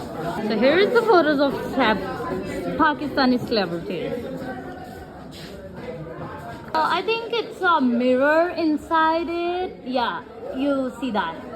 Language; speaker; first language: English; non-native, local second language; Punjabi